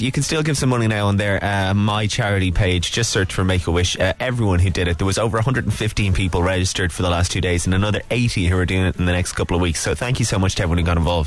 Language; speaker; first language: English; native; English